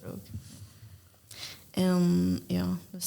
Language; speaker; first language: Dutch; non-native, learner; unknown